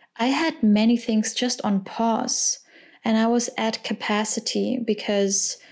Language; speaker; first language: English; non-native, fluent; German